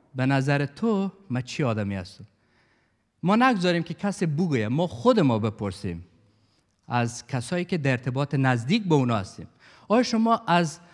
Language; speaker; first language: Persian; native; Persian